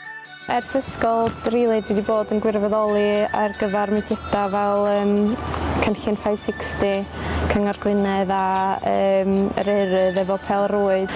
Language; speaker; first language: Welsh; native; Welsh